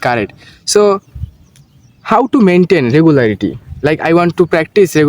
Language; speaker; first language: English; non-native, learner; Bangla